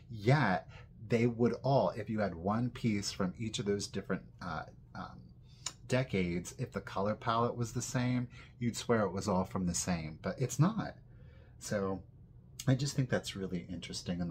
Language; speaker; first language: English; native; English